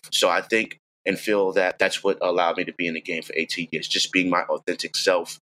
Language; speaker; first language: English; native; English